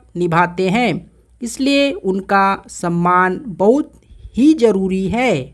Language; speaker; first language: Hindi; native; Hindi